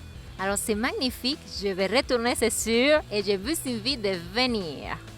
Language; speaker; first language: French; non-native, fluent; Spanish